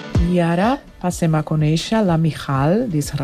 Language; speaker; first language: Catalan; non-native, learner; Portuguese